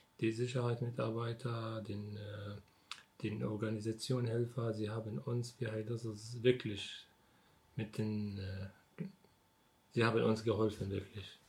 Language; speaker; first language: German; non-native, learner; Arabic